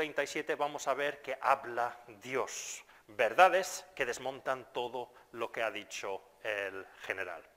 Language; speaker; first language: Spanish; non-native, fluent; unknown